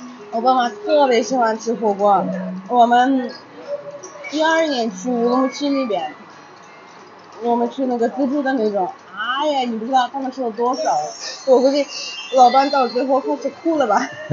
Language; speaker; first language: Chinese; non-native, fluent; Russian